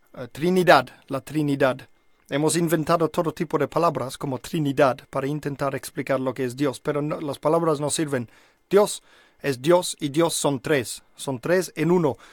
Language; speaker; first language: Spanish; non-native, fluent; English